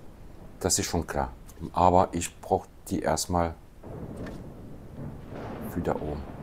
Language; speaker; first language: German; native; German